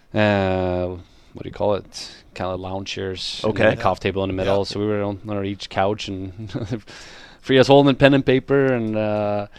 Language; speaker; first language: English; non-native, fluent; Swedish